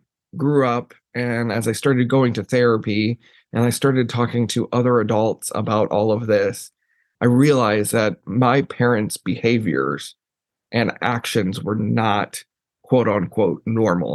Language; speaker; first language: English; native; English